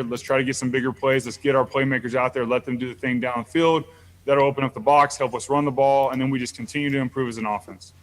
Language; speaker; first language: English; native; English